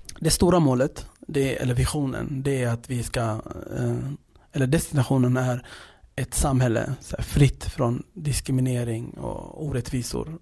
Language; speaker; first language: Swedish; early bilingual, other home language; Amharic